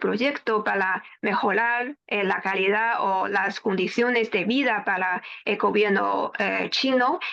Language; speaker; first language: Spanish; non-native, fluent; Chinese